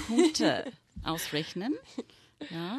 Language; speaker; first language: German; non-native, fluent; English